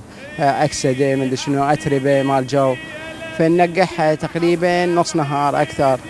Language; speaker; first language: Arabic; native; Arabic